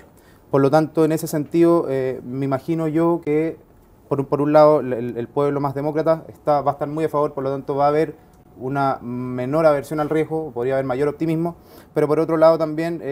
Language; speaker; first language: Spanish; native; Spanish